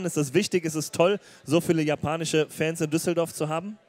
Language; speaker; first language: German; native; German